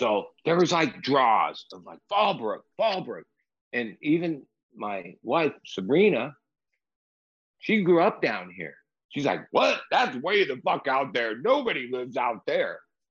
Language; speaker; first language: English; native; English